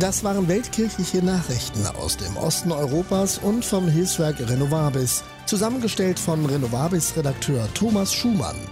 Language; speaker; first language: German; native; German